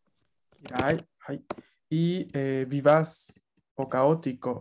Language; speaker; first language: Spanish; native; Spanish